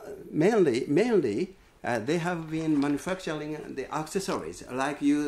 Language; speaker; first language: English; non-native, fluent; Japanese